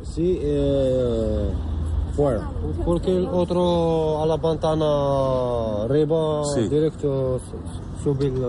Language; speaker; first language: Spanish; non-native, learner; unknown